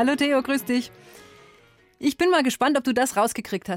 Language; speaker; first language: German; native; German